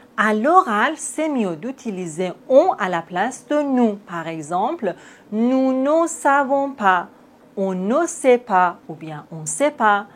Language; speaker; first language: French; native; French